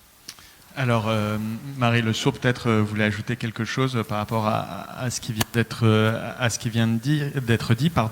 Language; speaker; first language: French; native; French